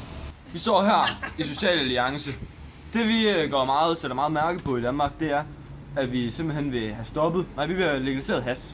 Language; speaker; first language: Danish; native; Danish